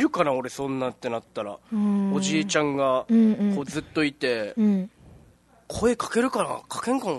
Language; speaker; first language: Japanese; native; Japanese